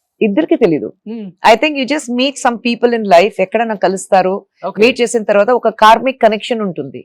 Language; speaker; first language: Telugu; non-native, fluent; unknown